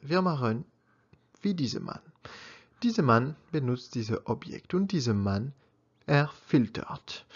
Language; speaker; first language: German; non-native, learner; French